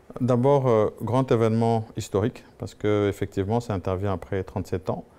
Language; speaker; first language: French; non-native, local second language; Swahili